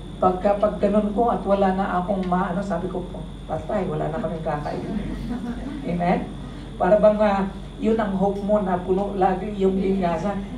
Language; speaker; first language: Filipino; non-native, local second language; Cebuano